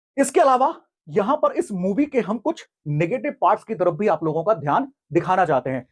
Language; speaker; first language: Hindi; native; Hindi